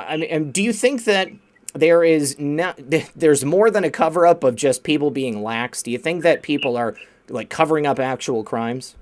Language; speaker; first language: English; native; English